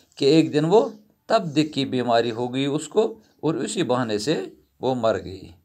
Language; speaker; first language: Urdu; non-native, local second language; Kashmiri